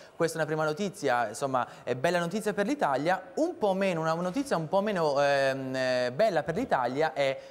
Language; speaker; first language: Italian; native; Italian